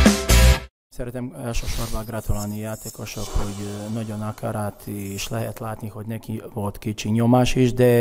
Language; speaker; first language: Hungarian; non-native, learner; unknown